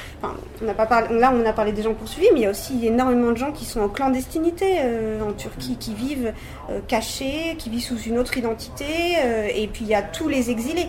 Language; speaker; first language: French; native; French